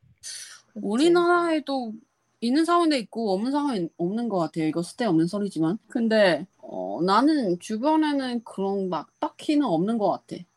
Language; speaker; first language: Korean; non-native, learner; Chinese